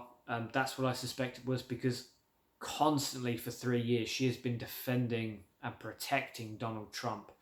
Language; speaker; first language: English; native; English